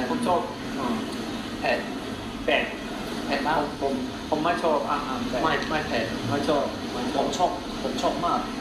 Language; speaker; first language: Thai; non-native, learner; English